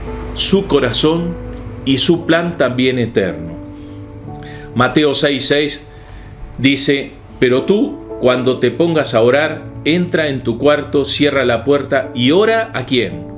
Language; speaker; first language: Spanish; native; Spanish